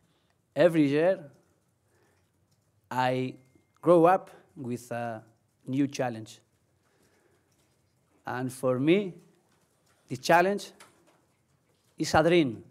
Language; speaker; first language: English; non-native, learner; Spanish